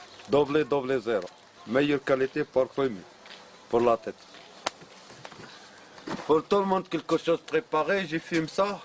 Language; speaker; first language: French; non-native, learner; Arabic